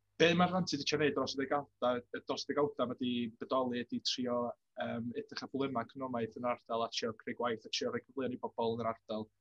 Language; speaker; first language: Welsh; native; Welsh